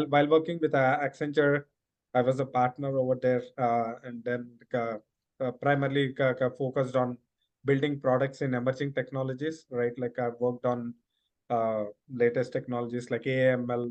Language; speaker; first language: English; non-native, local second language; Telugu